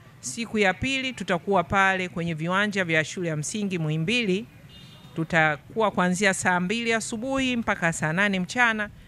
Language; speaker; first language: Swahili; native; Swahili